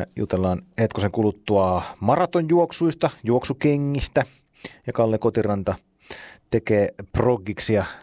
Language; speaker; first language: Finnish; native; Finnish